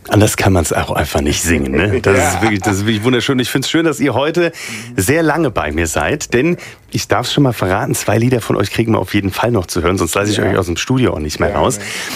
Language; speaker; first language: German; native; German